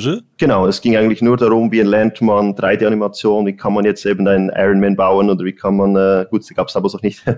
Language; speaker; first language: German; native; German